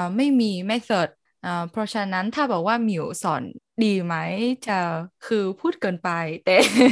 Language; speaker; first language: Thai; non-native, learner; Vietnamese